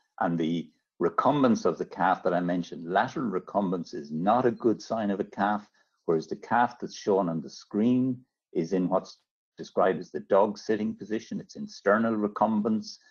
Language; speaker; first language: English; native; English